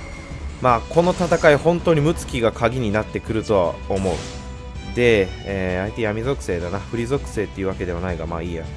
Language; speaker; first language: Japanese; native; Japanese